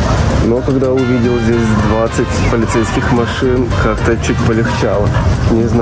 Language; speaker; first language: Russian; native; Russian